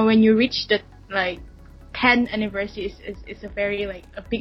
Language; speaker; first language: English; non-native, local second language; Malay